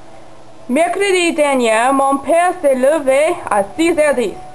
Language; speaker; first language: French; non-native, learner; English